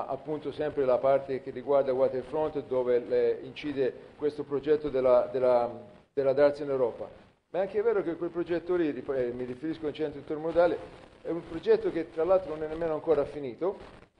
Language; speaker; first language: Italian; native; Italian